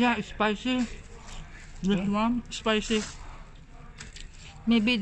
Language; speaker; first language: English; non-native, learner; Filipino